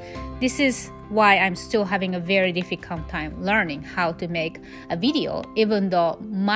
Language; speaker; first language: English; non-native, fluent; Japanese